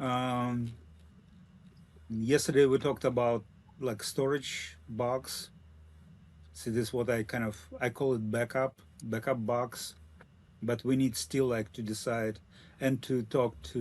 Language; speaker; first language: English; non-native, learner; Russian